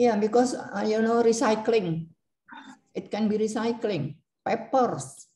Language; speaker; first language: English; non-native, learner; Indonesian